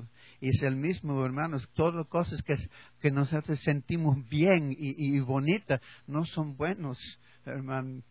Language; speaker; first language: Spanish; non-native, learner; English